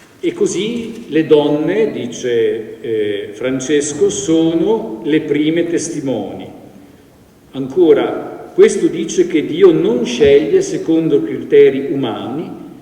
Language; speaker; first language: Italian; native; Italian